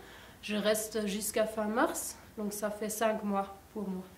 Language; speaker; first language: French; non-native, fluent; German